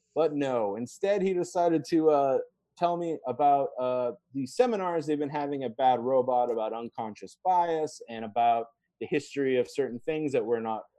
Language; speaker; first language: English; native; English